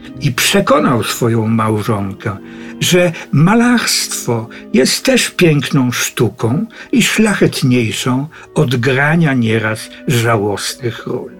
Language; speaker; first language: Polish; native; Polish